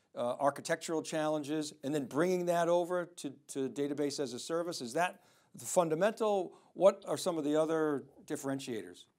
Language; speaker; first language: English; native; English